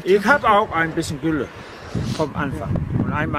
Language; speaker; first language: German; non-native, learner; Danish